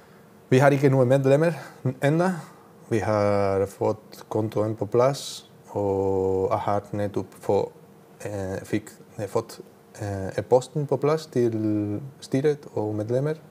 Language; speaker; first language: Norwegian; non-native, learner; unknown